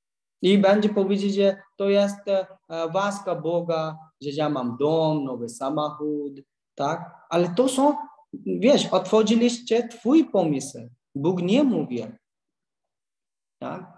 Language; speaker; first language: Polish; non-native, learner; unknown